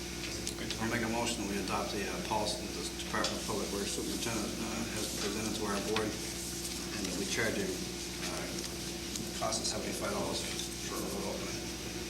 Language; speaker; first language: English; native; English